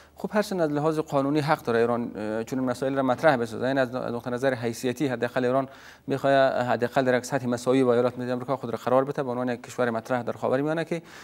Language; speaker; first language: Persian; native; Persian